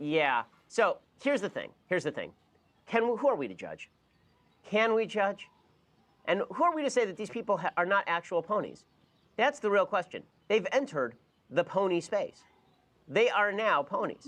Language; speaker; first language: English; native; English